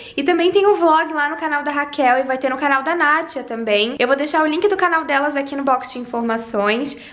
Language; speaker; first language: Portuguese; native; Portuguese